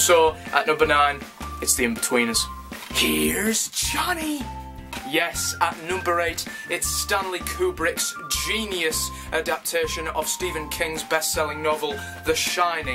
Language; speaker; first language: English; native; English